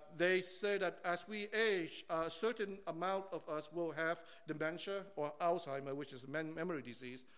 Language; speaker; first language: English; early bilingual, other home language; Vietnamese